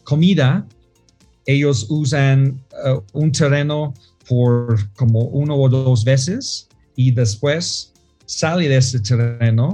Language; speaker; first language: Spanish; non-native, fluent; English